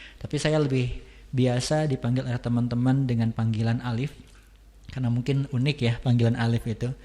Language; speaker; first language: Indonesian; non-native, local second language; Sundanese